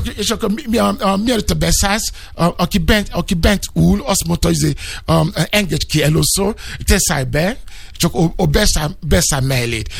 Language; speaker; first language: Hungarian; non-native, fluent; Yoruba